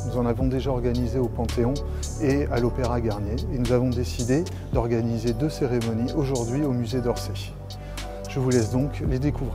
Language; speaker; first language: French; native; French